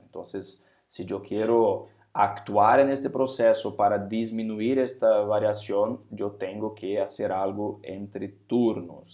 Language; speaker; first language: Spanish; non-native, fluent; Portuguese